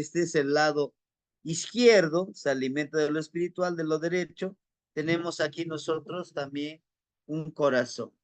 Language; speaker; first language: Spanish; native; Spanish